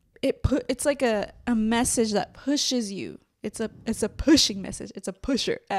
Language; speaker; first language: English; early bilingual, other home language; Spanish